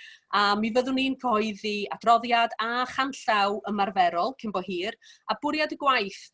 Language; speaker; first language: Welsh; native; Welsh